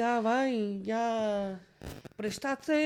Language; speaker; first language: Basque; non-native, local second language; Spanish